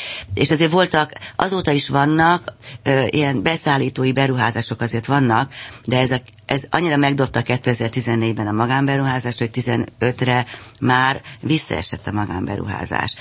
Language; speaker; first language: Hungarian; native; Hungarian